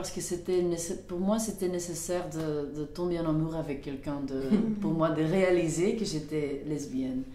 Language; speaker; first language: French; non-native, local second language; Dutch